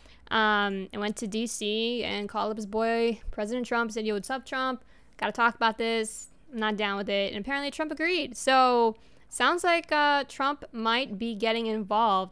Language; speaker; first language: English; early bilingual, other home language; Spanish